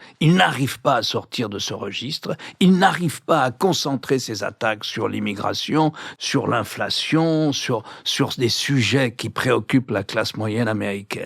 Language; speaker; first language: French; native; French